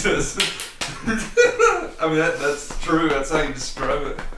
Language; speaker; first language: English; native; English